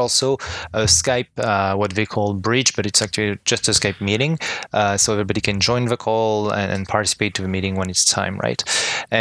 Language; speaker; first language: English; non-native, fluent; French